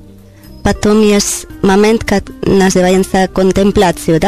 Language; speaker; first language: Russian; non-native, learner; Spanish